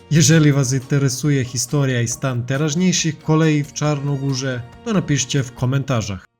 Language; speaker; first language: Polish; non-native, fluent; Serbian